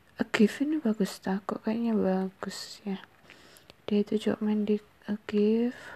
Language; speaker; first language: Indonesian; native; Indonesian